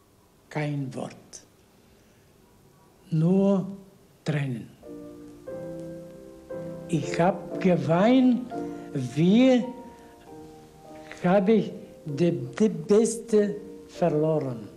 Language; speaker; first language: German; non-native, learner; Bulgarian